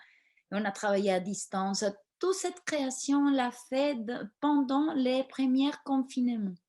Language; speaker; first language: French; non-native, fluent; Spanish